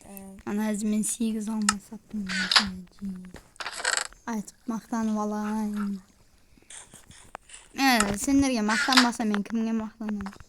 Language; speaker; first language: Kazakh; native; Kazakh